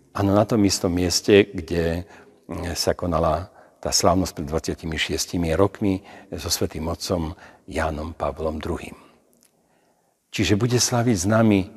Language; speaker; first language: Slovak; native; Slovak